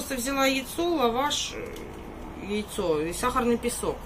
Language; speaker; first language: Russian; native; Russian